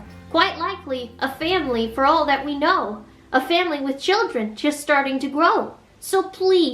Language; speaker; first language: English; native; English